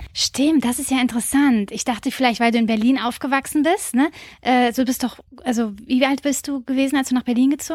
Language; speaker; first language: German; native; German